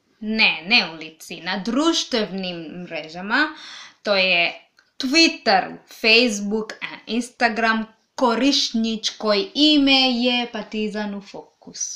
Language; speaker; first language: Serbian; non-native, learner; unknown